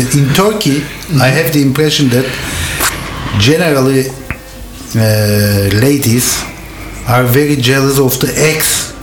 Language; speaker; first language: English; non-native, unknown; Turkish